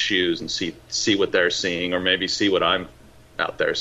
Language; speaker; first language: English; native; English